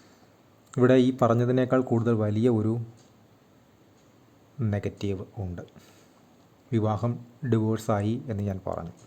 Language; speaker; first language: Malayalam; native; Malayalam